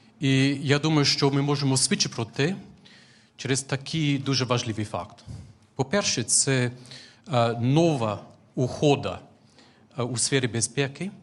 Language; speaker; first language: Ukrainian; non-native, fluent; English